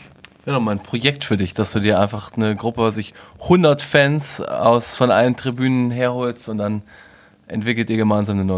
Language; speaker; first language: German; native; German